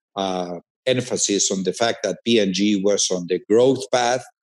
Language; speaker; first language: English; non-native, fluent; Spanish